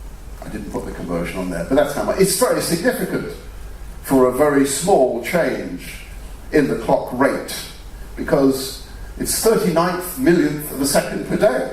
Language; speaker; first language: English; native; English